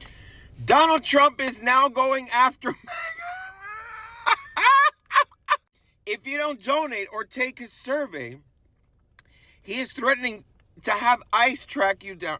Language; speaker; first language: English; native; English